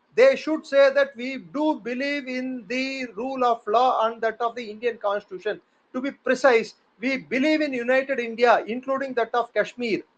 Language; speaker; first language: English; non-native, local second language; Tamil